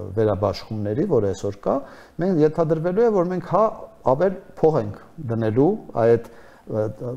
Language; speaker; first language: Armenian; native; Armenian